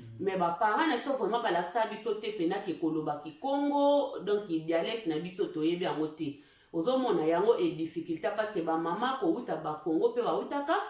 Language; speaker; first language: Lingala; early bilingual, heritage; Lingala